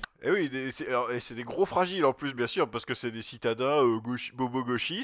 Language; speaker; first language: French; native; French